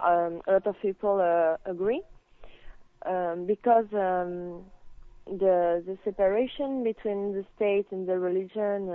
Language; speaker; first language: English; non-native, learner; French